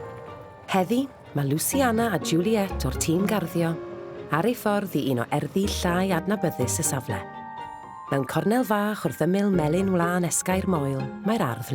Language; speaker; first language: Welsh; native; Welsh